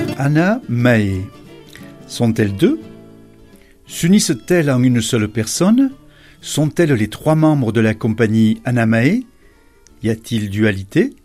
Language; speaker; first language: French; native; French